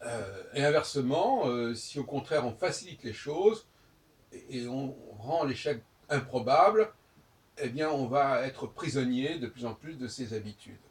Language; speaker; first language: French; native; French